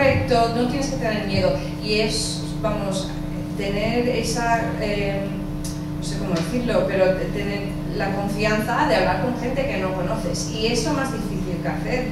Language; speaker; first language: Spanish; early bilingual, heritage; English